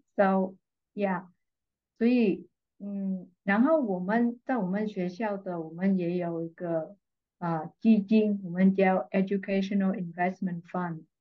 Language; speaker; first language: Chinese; non-native, fluent; Vietnamese